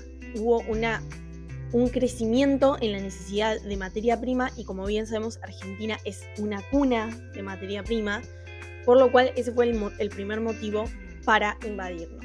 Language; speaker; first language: Spanish; native; Spanish